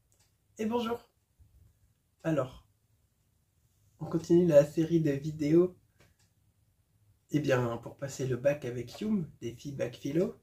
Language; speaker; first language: French; native; French